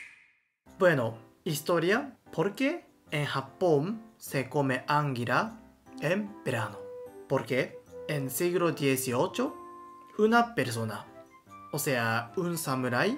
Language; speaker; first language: Spanish; non-native, learner; Japanese